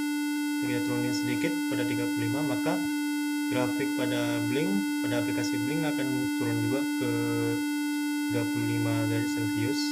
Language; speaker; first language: Indonesian; native; Indonesian